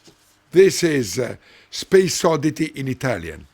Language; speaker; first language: English; non-native, learner; Italian